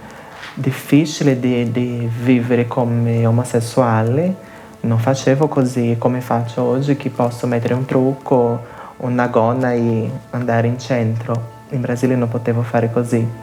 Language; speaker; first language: Italian; non-native, fluent; Portuguese